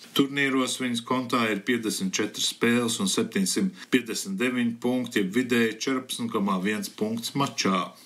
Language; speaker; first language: Latvian; early bilingual, heritage; Latvian